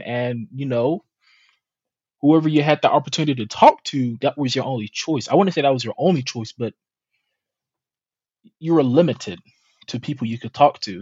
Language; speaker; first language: English; native; English